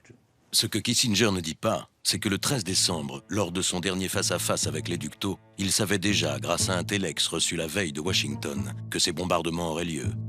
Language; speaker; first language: French; native; French